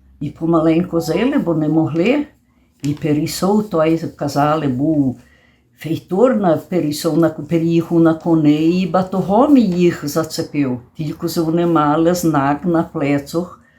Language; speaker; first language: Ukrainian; early bilingual, heritage; Ukrainian